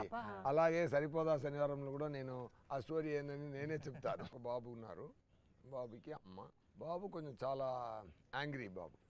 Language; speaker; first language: Telugu; non-native, fluent; Tamil